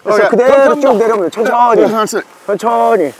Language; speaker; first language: Korean; native; Korean